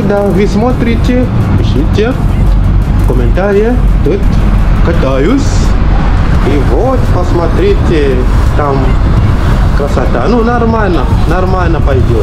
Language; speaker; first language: Russian; non-native, learner; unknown